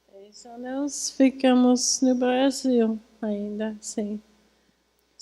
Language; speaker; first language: Portuguese; non-native, fluent; English